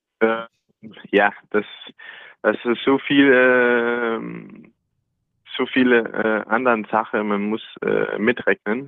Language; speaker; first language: German; non-native, learner; Danish